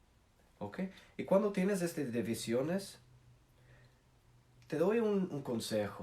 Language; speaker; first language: Spanish; non-native, fluent; English